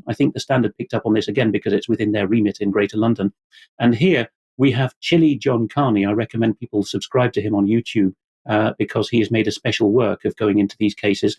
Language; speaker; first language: English; non-native, fluent; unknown